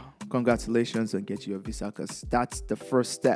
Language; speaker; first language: English; non-native, local second language; Yoruba